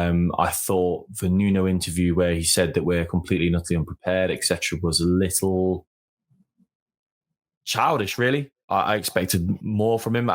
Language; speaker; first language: English; native; English